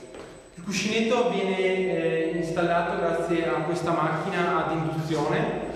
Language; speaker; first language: Italian; native; Italian